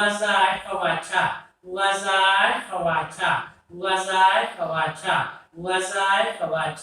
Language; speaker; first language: Chinese; non-native, learner; Urdu